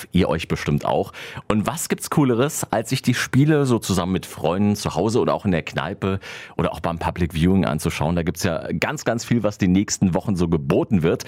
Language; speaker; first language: German; native; German